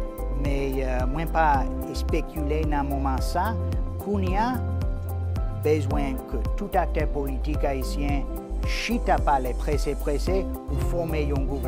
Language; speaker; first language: Haitian Creole; non-native, fluent; English